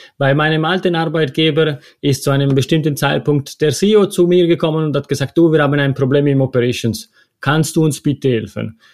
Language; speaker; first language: German; non-native, local second language; Italian